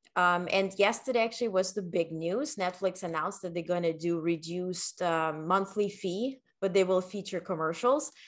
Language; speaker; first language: English; non-native, fluent; Ukrainian